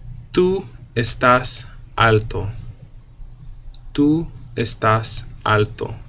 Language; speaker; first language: Spanish; non-native, fluent; English